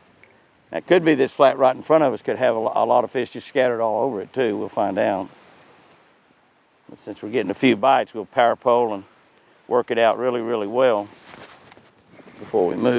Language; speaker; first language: English; native; English